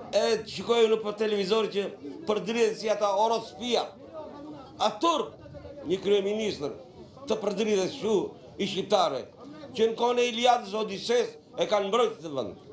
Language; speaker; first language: Albanian; non-native, local second language; Romany